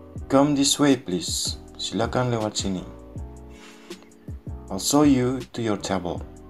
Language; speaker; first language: English; non-native, learner; Indonesian